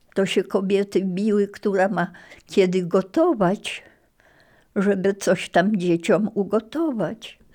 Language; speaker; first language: Polish; native; Polish